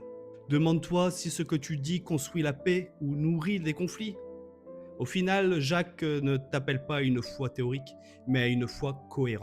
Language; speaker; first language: French; native; French